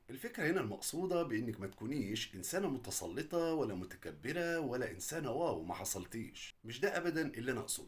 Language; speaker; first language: Arabic; native; Arabic